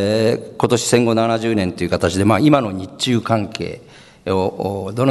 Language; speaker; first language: Japanese; native; Japanese